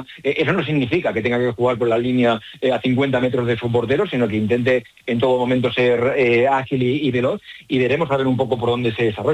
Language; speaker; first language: Spanish; native; Spanish